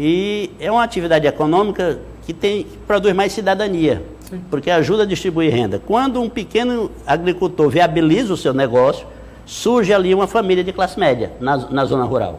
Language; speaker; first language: Portuguese; native; Portuguese